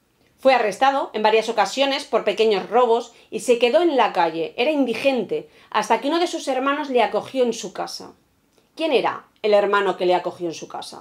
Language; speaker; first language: Spanish; native; Spanish